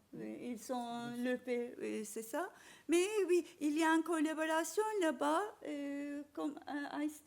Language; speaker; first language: French; non-native, learner; Turkish